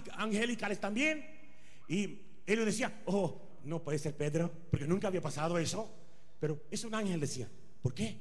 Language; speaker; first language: Spanish; non-native, fluent; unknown